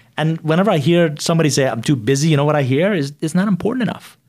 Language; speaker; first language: English; non-native, fluent; Persian